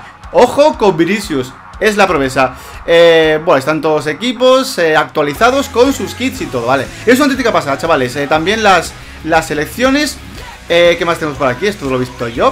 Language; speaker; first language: Spanish; native; Spanish